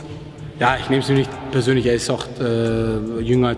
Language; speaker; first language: German; native; German